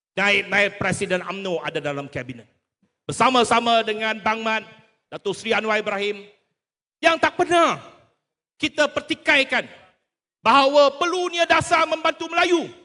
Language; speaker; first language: Malay; non-native, local second language; Chinese